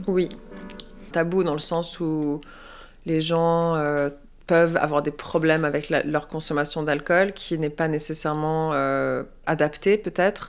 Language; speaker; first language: French; native; French